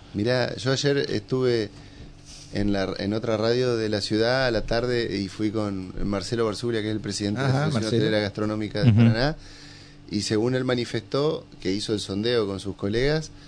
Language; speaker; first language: Spanish; native; Spanish